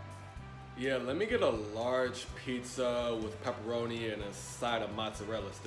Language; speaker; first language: English; native; English